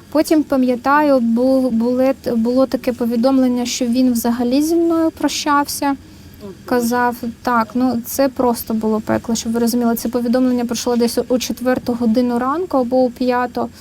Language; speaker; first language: Ukrainian; native; Ukrainian